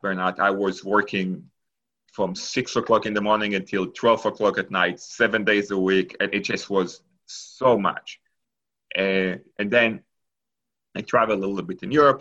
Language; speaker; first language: English; non-native, fluent; Hebrew